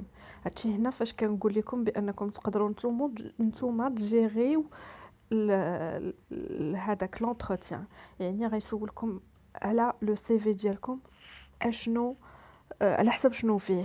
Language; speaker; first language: Arabic; native; Arabic